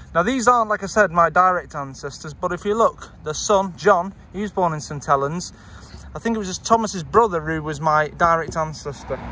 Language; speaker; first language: English; native; English